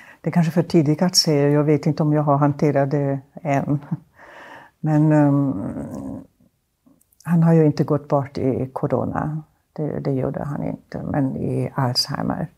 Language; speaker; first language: Swedish; non-native, fluent; German